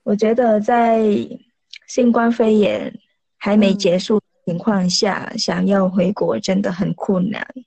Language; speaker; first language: Chinese; non-native, fluent; Vietnamese